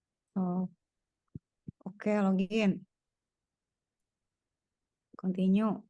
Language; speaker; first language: English; non-native, fluent; Indonesian